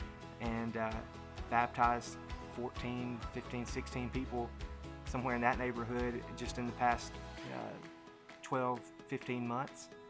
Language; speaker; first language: English; native; English